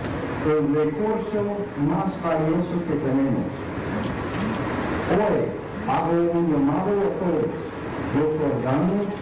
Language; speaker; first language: Spanish; non-native, fluent; English